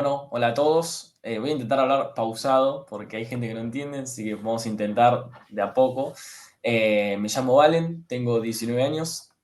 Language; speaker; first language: Spanish; native; Spanish